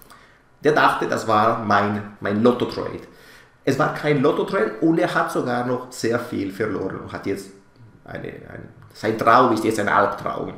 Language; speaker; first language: German; non-native, fluent; Italian